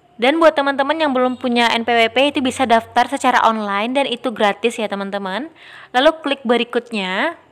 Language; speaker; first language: Indonesian; non-native, local second language; Minangkabau